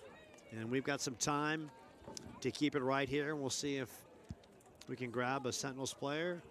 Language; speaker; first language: English; native; English